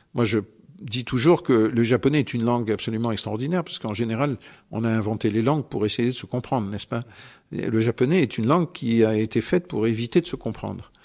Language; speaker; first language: French; native; French